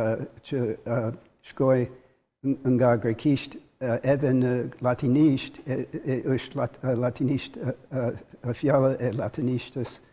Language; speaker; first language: Albanian; non-native, learner; English